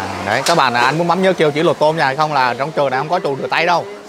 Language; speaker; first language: Vietnamese; native; Vietnamese